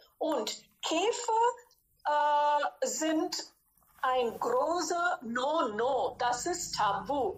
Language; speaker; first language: German; non-native, fluent; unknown